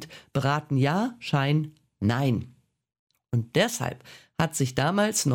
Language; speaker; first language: German; native; German